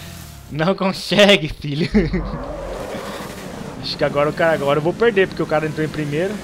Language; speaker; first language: Portuguese; native; Portuguese